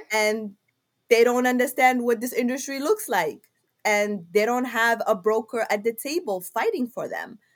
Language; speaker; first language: English; non-native, fluent; Somali